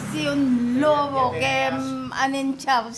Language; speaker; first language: Spanish; non-native, learner; Filipino